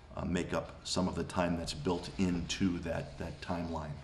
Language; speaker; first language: English; native; English